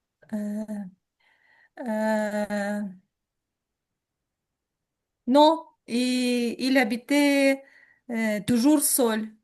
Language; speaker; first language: French; non-native, learner; Ukrainian